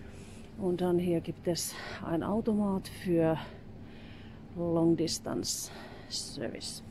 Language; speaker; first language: German; non-native, fluent; Finnish